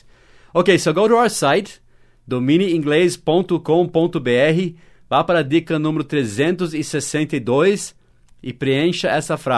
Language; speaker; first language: Portuguese; non-native, fluent; English